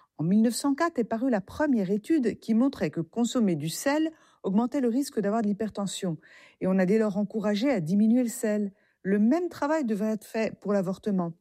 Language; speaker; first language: French; native; French